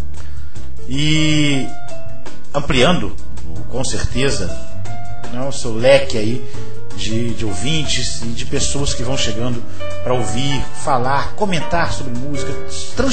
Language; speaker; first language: Portuguese; native; Portuguese